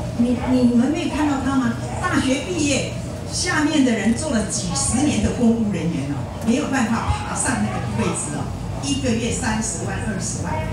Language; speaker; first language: Chinese; non-native, local second language; Hakka Chinese